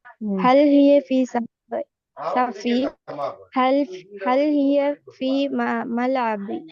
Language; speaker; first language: Arabic; non-native, learner; Tamil